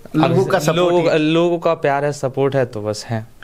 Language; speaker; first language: Hindi; native; Hindi